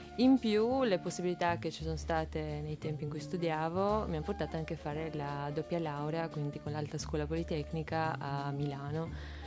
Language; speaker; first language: Italian; non-native, fluent; Albanian